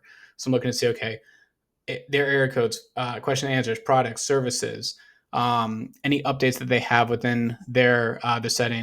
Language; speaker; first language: English; native; English